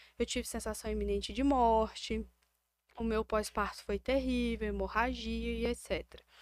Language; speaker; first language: Portuguese; native; Portuguese